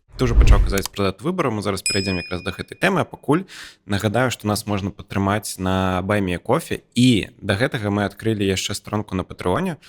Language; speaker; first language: Belarusian; non-native, local second language; Russian